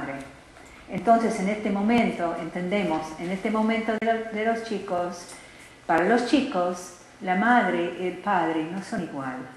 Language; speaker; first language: Spanish; non-native, learner; English